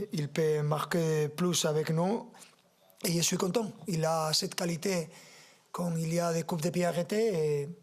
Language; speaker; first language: French; non-native, fluent; Spanish